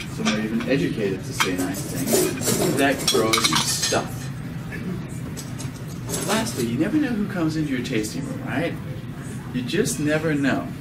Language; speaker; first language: English; non-native, fluent; Danish